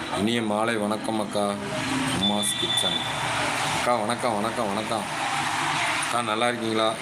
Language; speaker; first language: Tamil; native; Tamil